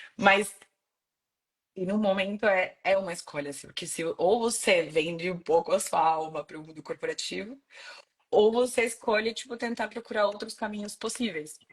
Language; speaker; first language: Portuguese; non-native, fluent; Spanish